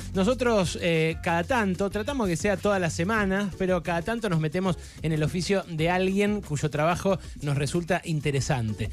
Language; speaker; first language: Spanish; native; Spanish